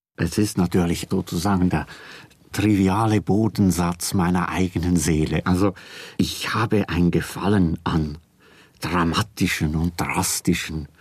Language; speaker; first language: German; native; German